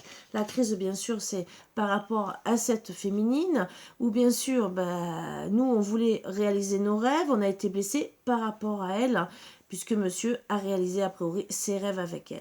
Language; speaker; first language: French; native; French